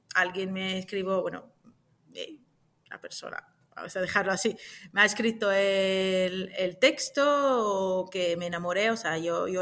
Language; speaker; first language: Spanish; non-native, fluent; Hebrew